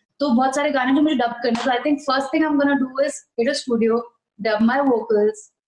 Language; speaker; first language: Hindi; native; Hindi